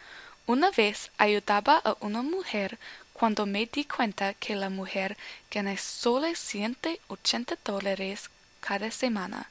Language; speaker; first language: Spanish; non-native, learner; English